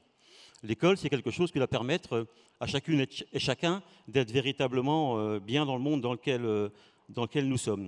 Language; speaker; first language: French; native; French